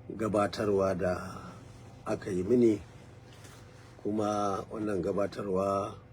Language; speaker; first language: Hausa; native; Hausa